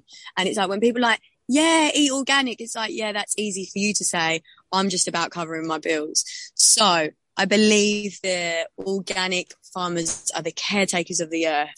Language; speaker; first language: English; native; English